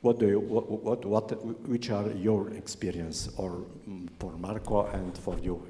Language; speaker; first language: English; non-native, learner; Slovenian